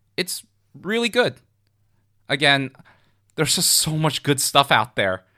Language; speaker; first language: English; non-native, local second language; Cantonese